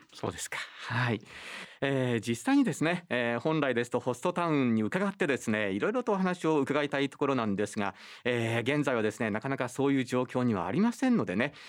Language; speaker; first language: Japanese; native; Japanese